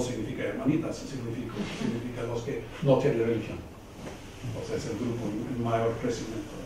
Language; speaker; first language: Spanish; non-native, fluent; English